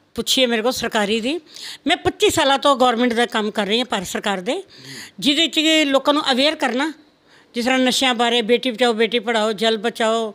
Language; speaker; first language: Punjabi; non-native, local second language; Rajasthani